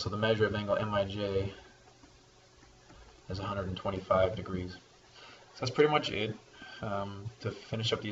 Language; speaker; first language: English; native; English